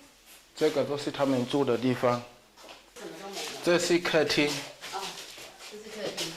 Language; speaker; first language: Chinese; non-native, fluent; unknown